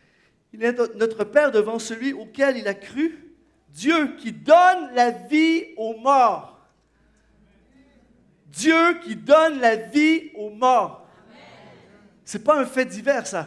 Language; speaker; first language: French; native; French